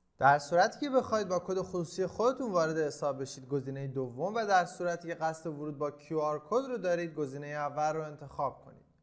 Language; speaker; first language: Persian; native; Persian